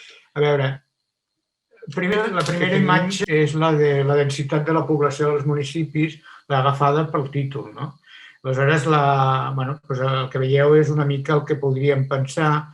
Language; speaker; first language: Catalan; native; Catalan